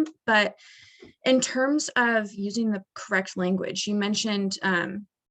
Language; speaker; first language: English; native; English